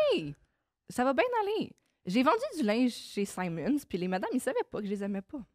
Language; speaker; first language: French; native; French